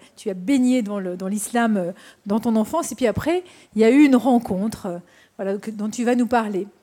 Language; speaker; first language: French; native; French